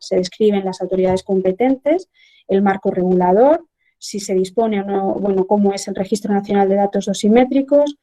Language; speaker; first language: Spanish; native; Spanish